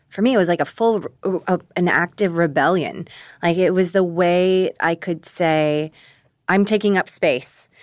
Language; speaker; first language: English; early bilingual, other home language; Korean